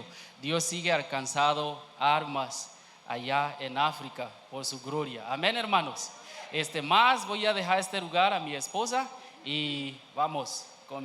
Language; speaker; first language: Spanish; non-native, learner; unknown